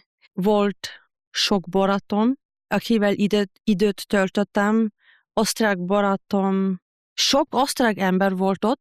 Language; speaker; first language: Hungarian; non-native, learner; German